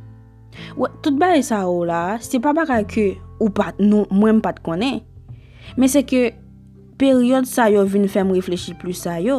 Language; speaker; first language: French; non-native, local second language; Haitian Creole